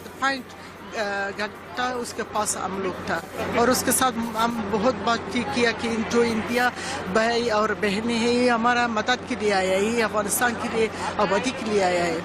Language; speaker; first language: Hindi; non-native, learner; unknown